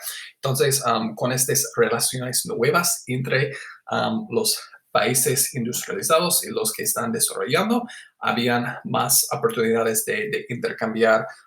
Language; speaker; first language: Spanish; non-native, fluent; English